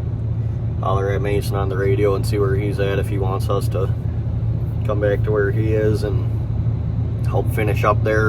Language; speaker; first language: English; native; English